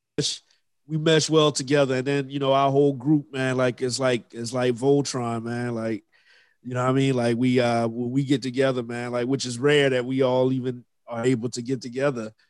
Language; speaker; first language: English; native; English